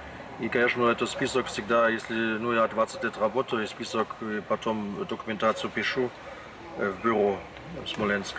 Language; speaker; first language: Russian; non-native, fluent; German